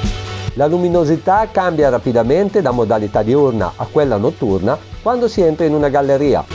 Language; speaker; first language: Italian; native; Italian